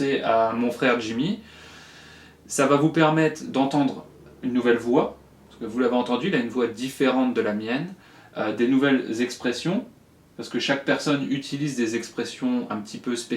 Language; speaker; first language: French; native; French